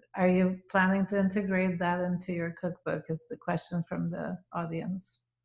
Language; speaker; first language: English; native; English